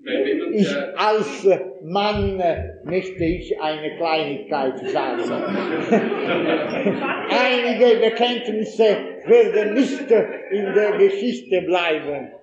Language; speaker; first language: German; non-native, learner; Italian